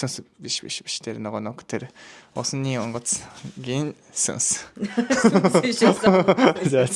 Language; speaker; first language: Mongolian; non-native, learner; Japanese